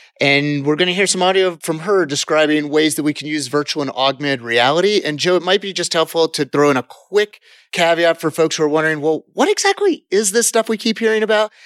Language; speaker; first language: English; native; English